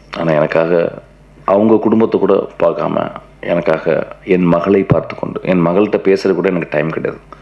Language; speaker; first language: Tamil; non-native, local second language; Malayalam